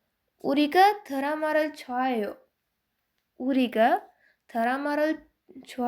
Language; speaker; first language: Korean; non-native, fluent; Uzbek